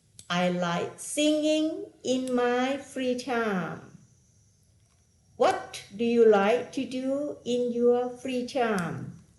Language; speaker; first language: English; non-native, fluent; Thai